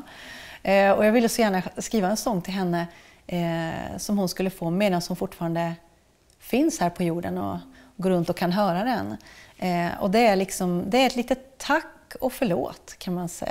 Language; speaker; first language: Swedish; native; Swedish